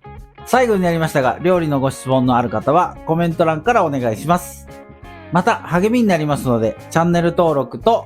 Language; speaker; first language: Japanese; native; Japanese